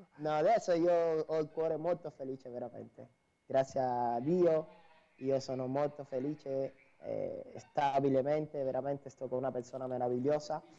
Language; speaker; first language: Italian; non-native, fluent; Spanish